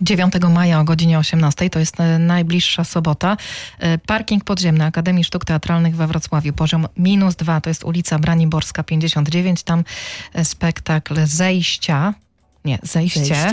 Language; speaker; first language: Polish; native; Polish